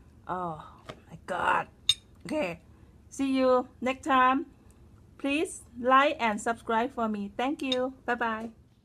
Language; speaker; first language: English; non-native, learner; Thai